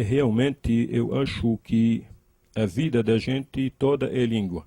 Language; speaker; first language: Portuguese; non-native, learner; Arabic